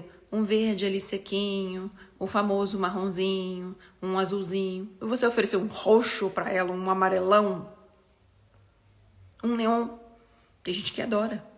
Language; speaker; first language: Portuguese; native; Portuguese